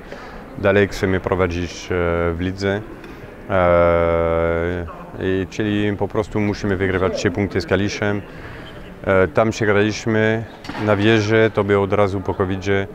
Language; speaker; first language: Polish; non-native, fluent; French